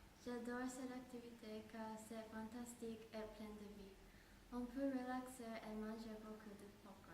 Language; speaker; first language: French; non-native, learner; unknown